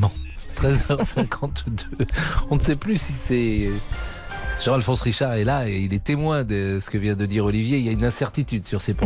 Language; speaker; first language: French; native; French